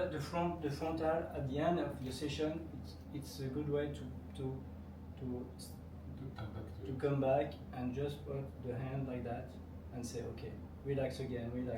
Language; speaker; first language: English; non-native, learner; French